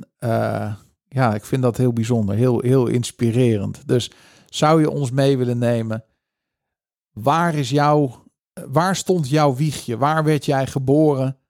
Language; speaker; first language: Dutch; native; Dutch